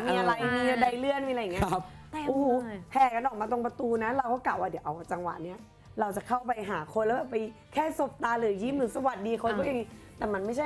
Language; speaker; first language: Thai; native; Thai